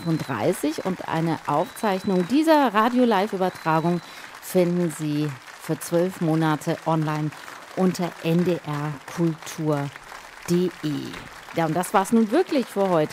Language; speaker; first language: German; native; German